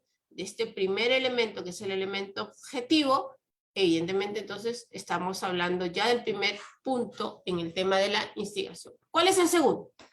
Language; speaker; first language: Spanish; native; Spanish